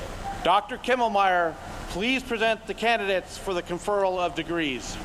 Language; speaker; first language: English; native; English